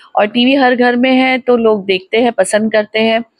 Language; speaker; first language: Hindi; non-native, local second language; Gujarati